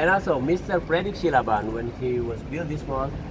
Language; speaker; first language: English; non-native, fluent; Indonesian